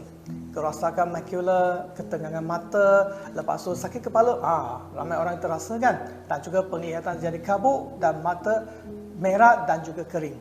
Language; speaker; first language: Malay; non-native, local second language; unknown